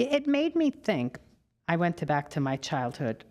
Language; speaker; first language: English; native; English